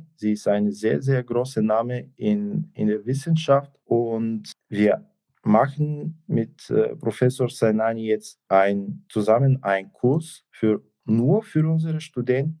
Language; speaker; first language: German; non-native, fluent; Bulgarian